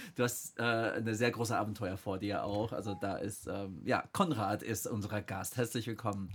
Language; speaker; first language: German; non-native, fluent; English